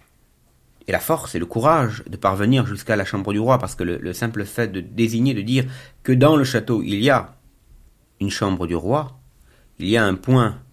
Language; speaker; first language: French; native; French